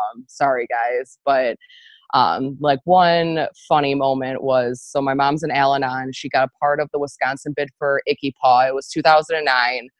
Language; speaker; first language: English; native; English